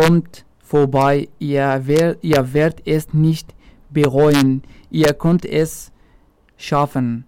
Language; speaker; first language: German; non-native, local second language; Arabic